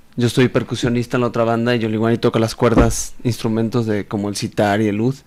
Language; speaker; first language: Spanish; native; Spanish